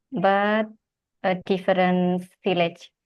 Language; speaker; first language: English; non-native, learner; Indonesian